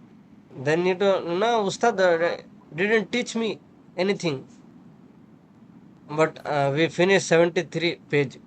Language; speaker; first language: English; non-native, learner; Urdu